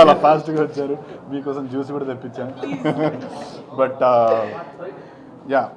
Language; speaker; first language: Telugu; native; Telugu